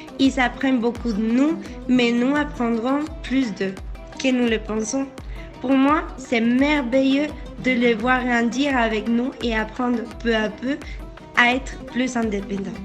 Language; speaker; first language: French; non-native, learner; Spanish